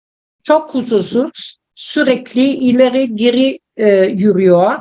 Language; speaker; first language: Turkish; non-native, learner; German